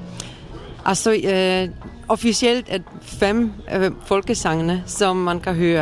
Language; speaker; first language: Danish; non-native, fluent; Polish